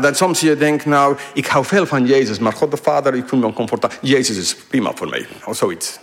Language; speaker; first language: Dutch; non-native, fluent; English